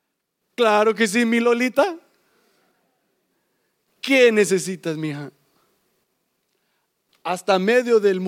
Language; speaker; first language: Spanish; early bilingual, heritage; English